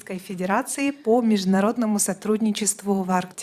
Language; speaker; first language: Russian; native; Russian